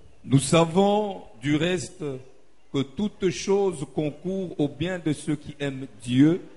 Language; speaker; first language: French; non-native, local second language; Lingala